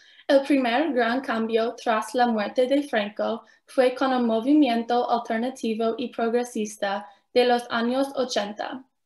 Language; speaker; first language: Spanish; non-native, fluent; English